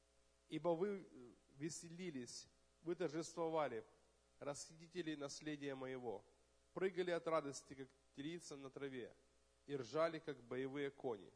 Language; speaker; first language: Russian; native; Russian